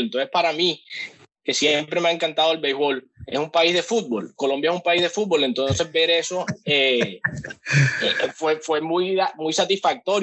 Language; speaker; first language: Spanish; native; Spanish